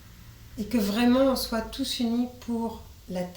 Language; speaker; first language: French; native; French